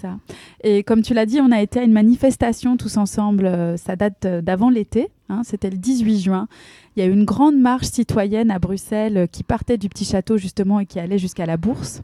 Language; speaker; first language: French; native; French